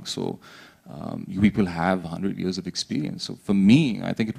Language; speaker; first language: English; non-native, local second language; Urdu